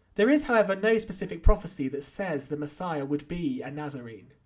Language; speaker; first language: English; native; English